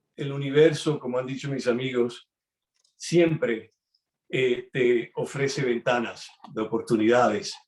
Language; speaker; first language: Spanish; early bilingual, heritage; Spanish